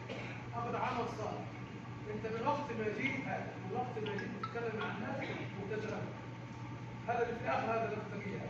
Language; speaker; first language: Arabic; non-native, learner; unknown